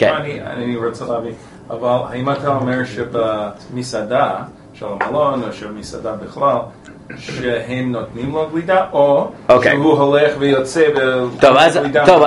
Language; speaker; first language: Hebrew; non-native, learner; English